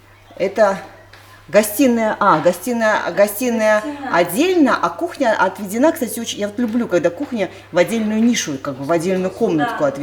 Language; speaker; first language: Russian; native; Russian